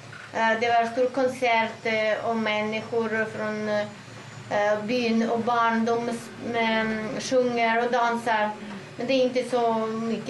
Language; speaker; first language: Swedish; non-native, fluent; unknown